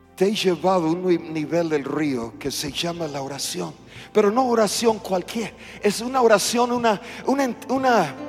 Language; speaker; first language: Spanish; non-native, fluent; English